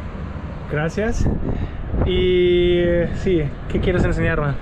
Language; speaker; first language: Spanish; non-native, learner; German